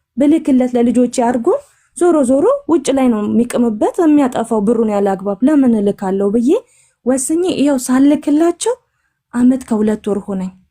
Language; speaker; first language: Amharic; native; Amharic